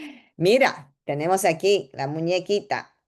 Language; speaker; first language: Spanish; non-native, learner; Italian